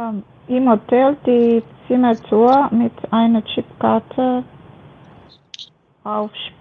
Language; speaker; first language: German; non-native, learner; Macedonian